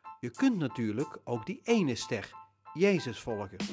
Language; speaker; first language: Dutch; native; Dutch